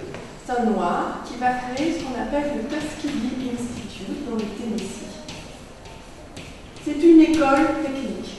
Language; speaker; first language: French; native; French